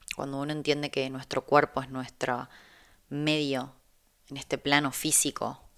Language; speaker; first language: Spanish; native; Spanish